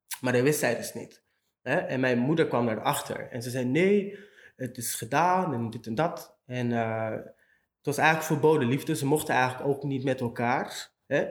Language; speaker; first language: Dutch; early bilingual, other home language; Romany